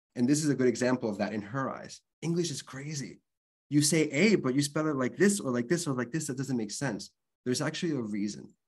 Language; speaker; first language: English; early bilingual, other home language; Spanish